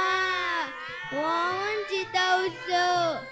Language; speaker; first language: Chinese; non-native, learner; Mongolian